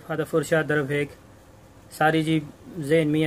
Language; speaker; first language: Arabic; non-native, learner; Urdu